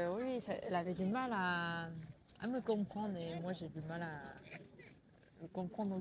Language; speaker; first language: French; non-native, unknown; Korean